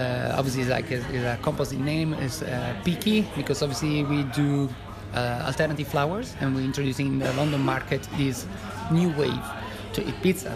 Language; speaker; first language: English; non-native, fluent; Italian